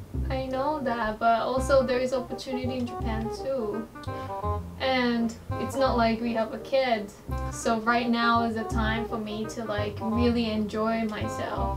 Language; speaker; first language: English; non-native, fluent; Japanese